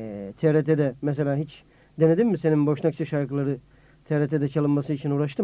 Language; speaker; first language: Turkish; native; Turkish